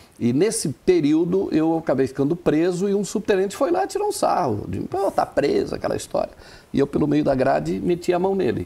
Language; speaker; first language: Portuguese; non-native, local second language; German